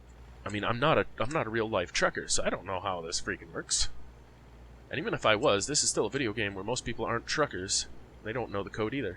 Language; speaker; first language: English; native; English